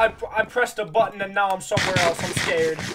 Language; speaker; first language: English; native; English